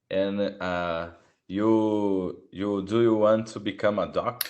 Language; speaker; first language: English; non-native, learner; Portuguese